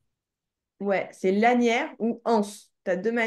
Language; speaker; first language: French; native; French